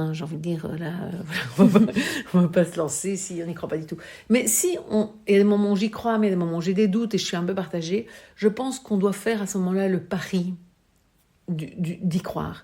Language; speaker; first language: French; native; French